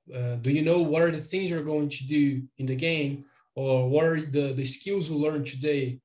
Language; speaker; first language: English; non-native, fluent; Portuguese